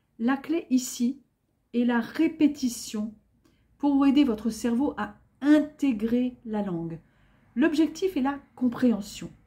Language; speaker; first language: French; native; French